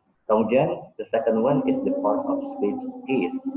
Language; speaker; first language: English; non-native, fluent; Indonesian